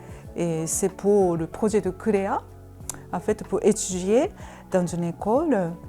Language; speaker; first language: French; non-native, fluent; Japanese